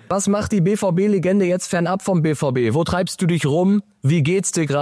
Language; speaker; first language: German; native; German